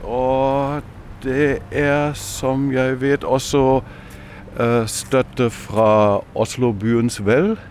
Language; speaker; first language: Norwegian; non-native, fluent; German